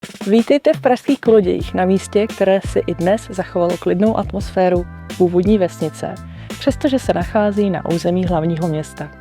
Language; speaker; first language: Czech; native; Czech